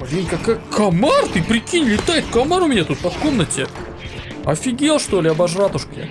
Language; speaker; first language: Russian; native; Russian